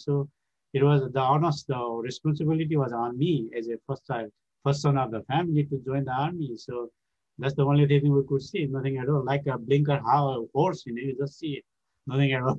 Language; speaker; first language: English; non-native, local second language; Gurung